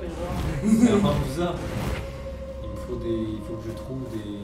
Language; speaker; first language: French; native; French